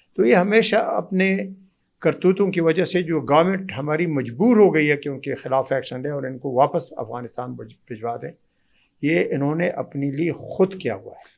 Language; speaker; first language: Urdu; non-native, local second language; Pashto